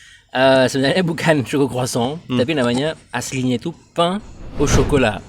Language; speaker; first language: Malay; non-native, fluent; French